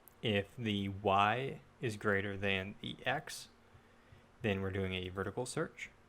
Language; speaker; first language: English; native; English